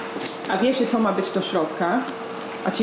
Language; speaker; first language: Polish; non-native, fluent; English